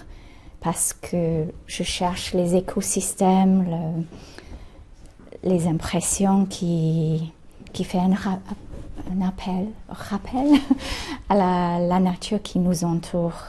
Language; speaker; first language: French; non-native, fluent; English